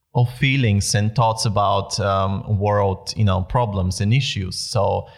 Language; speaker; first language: English; non-native, fluent; Bulgarian